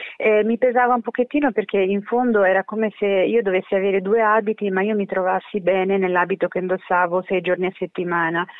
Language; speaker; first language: Italian; native; Italian